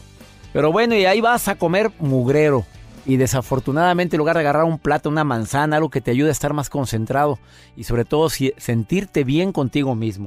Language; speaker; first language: Spanish; native; Spanish